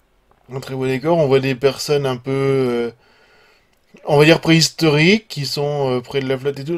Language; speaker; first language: French; native; French